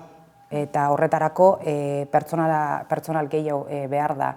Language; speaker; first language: Basque; native; Basque